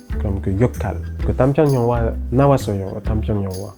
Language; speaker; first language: Korean; non-native, learner; French